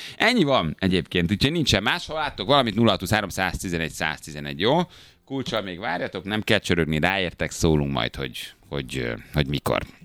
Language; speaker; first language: Hungarian; native; Hungarian